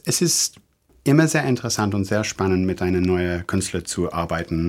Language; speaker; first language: German; non-native, fluent; English